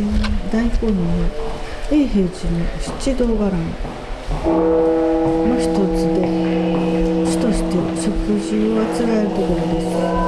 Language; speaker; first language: Japanese; native; Japanese